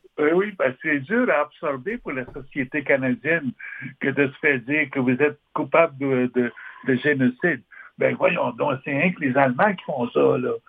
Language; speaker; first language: French; non-native, local second language; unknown